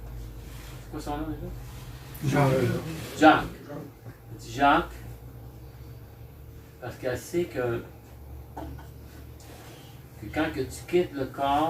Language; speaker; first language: French; native; French